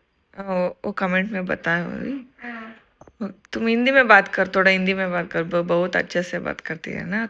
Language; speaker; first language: Hindi; non-native, local second language; Kannada